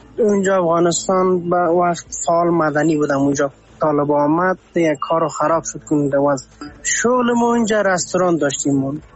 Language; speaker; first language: Persian; native; Persian